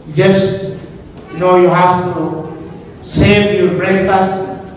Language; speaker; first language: English; non-native, learner; Amharic